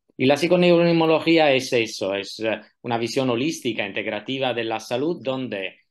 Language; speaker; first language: Spanish; non-native, fluent; Italian